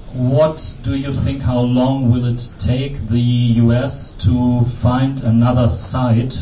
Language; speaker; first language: English; non-native, fluent; German